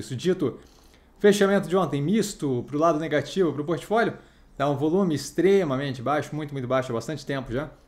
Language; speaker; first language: Portuguese; native; Portuguese